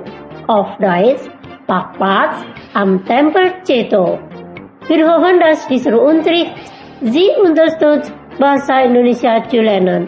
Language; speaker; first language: German; non-native, fluent; Indonesian